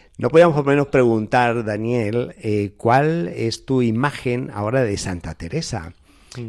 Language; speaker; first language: Spanish; native; Spanish